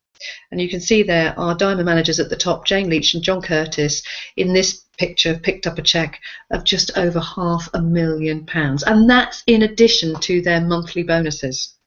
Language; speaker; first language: English; native; English